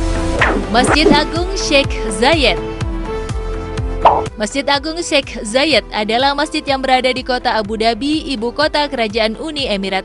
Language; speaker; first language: Indonesian; native; Indonesian